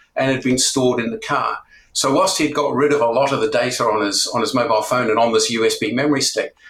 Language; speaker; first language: English; native; English